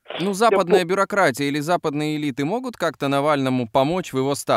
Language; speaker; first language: Russian; native; Russian